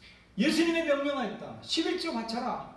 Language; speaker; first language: Korean; native; Korean